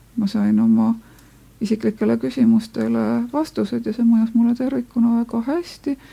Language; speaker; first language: Estonian; native; Estonian